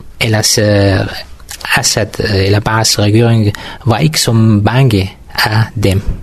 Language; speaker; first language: Danish; non-native, learner; Kurdish